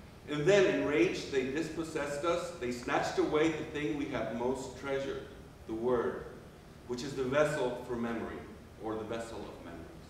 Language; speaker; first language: English; non-native, fluent; Spanish